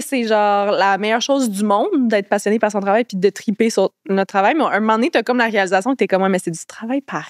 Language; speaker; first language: French; native; French